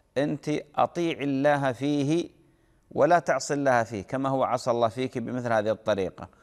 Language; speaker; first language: Arabic; native; Arabic